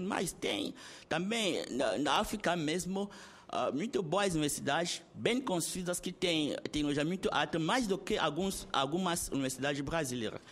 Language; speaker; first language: Portuguese; non-native, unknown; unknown